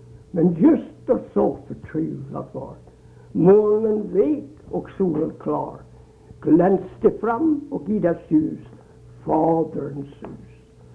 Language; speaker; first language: Swedish; early bilingual, heritage; Swedish